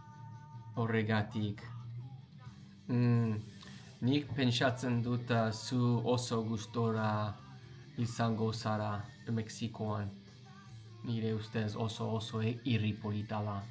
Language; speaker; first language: Basque; non-native, learner; English